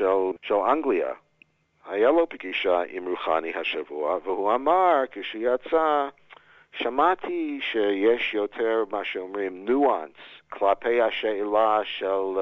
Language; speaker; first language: Hebrew; non-native, fluent; English